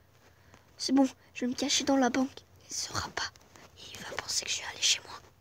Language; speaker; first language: French; native; French